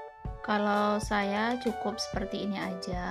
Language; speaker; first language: Indonesian; native; Indonesian